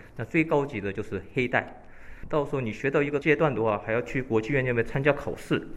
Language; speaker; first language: Chinese; early bilingual, heritage; Chinese